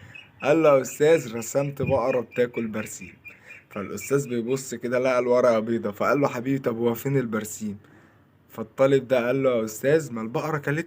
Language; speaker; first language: Arabic; native; Arabic